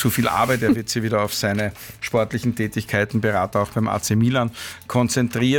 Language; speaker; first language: German; native; German